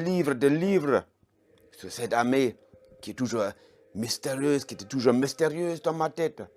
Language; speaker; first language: French; non-native, fluent; German